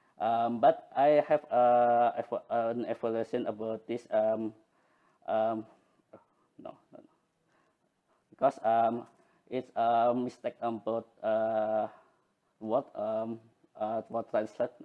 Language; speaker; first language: English; non-native, learner; Banjar